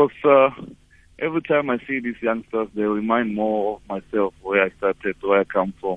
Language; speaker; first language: English; non-native, local second language; Tswana